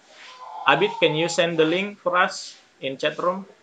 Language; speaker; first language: English; non-native, fluent; Indonesian